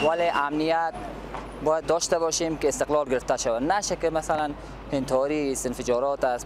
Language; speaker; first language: Persian; native; Persian